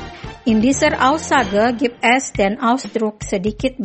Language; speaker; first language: German; non-native, fluent; Indonesian